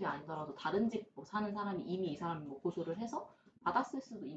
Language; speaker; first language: Korean; native; Korean